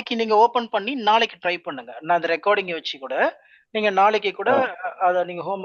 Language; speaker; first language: Tamil; native; Tamil